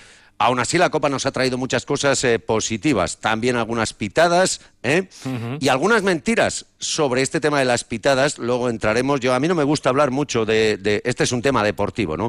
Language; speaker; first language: Spanish; native; Spanish